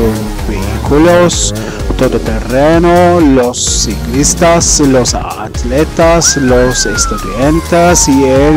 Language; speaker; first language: Spanish; non-native, learner; Turkish